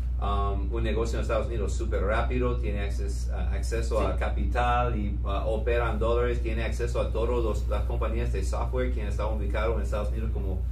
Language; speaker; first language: Spanish; non-native, fluent; English